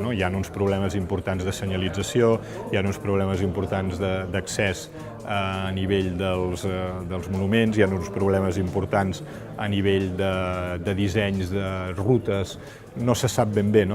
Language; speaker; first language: Catalan; native; Catalan